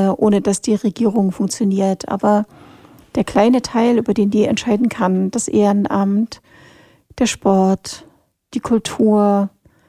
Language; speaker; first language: German; native; German